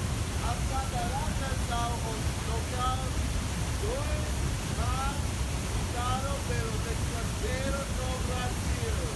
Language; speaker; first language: Portuguese; non-native, learner; English